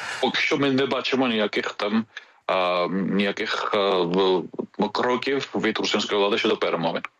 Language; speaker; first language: Ukrainian; non-native, fluent; Georgian